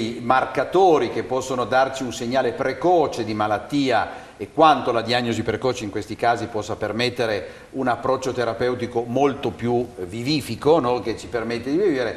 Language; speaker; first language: Italian; native; Italian